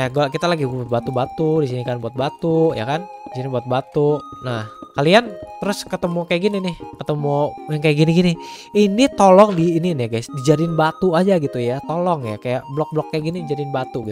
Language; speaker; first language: Indonesian; native; Indonesian